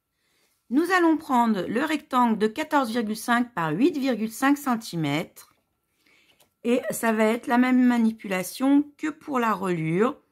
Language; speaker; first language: French; native; French